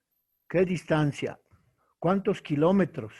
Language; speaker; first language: Spanish; native; Spanish